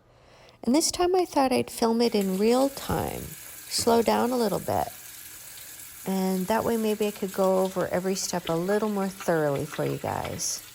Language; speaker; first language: English; native; English